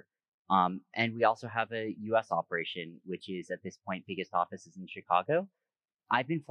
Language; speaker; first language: English; native; English